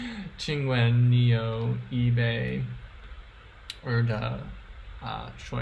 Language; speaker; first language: Chinese; non-native, learner; English